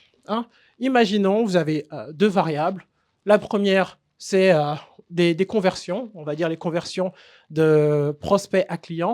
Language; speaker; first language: French; native; French